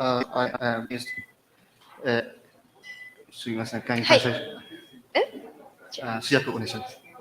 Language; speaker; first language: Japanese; non-native, learner; Burmese